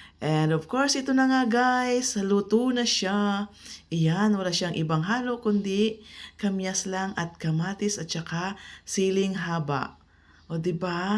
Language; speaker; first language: Filipino; non-native, local second language; Kinaray-a